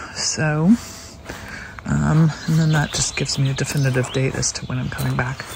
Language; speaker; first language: English; native; English